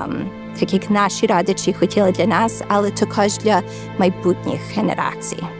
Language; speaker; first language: Ukrainian; early bilingual, heritage; Ukrainian